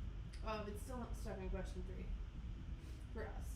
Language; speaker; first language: English; native; English